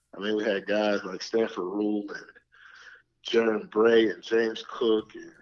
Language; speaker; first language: English; native; English